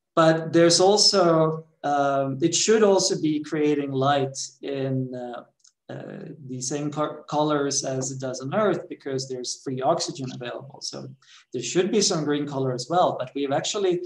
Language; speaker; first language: English; non-native, fluent; Swedish